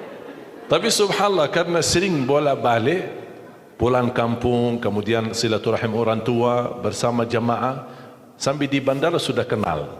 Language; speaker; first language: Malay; non-native, fluent; Arabic